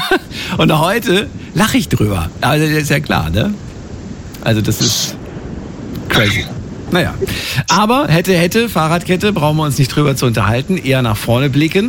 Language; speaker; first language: German; native; German